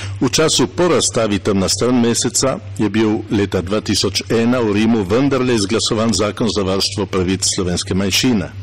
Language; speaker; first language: Slovenian; native; Slovenian